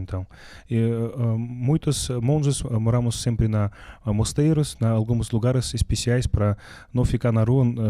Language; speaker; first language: Portuguese; non-native, learner; Russian